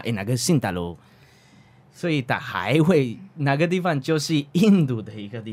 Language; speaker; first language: Chinese; non-native, learner; Spanish